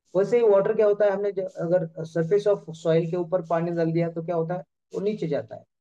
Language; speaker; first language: Hindi; non-native, local second language; Marathi